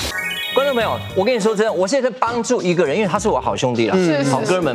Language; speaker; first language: Chinese; native; Chinese